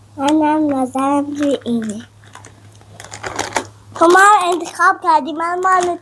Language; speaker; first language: Persian; non-native, learner; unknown